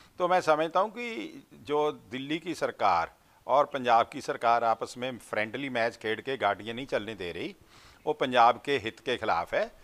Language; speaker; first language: Hindi; non-native, local second language; Punjabi